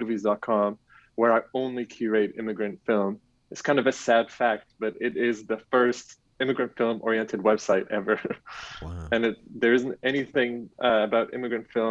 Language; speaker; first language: English; non-native, fluent; Arabic